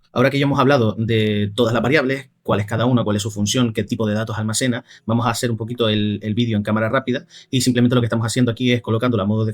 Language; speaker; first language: Spanish; native; Spanish